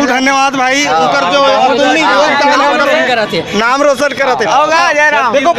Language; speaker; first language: Hindi; non-native, local second language; Chhattisgarhi